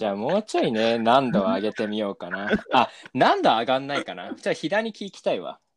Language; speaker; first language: Japanese; native; Japanese